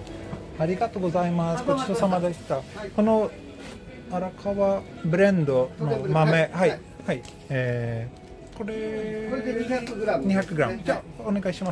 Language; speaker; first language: Japanese; non-native, fluent; Swedish